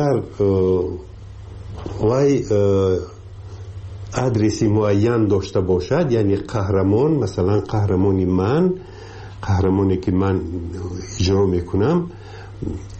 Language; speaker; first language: Persian; native; Persian